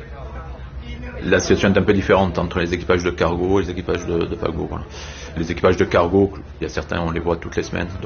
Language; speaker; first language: French; native; French